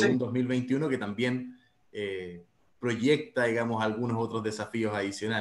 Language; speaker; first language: Spanish; native; Spanish